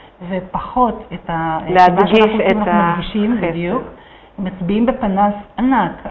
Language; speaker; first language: Hebrew; native; Hebrew